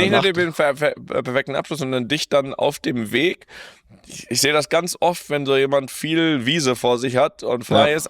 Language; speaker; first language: German; native; German